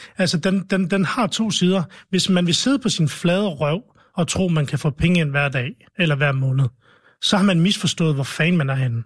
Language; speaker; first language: Danish; early bilingual, other home language; Arabic